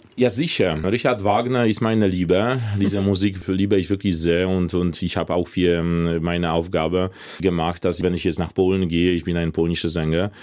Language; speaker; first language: German; non-native, fluent; Polish